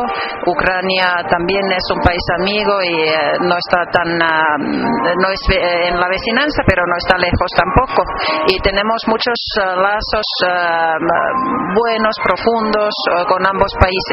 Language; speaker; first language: Spanish; non-native, fluent; Finnish